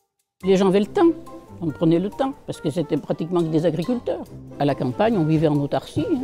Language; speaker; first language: French; native; French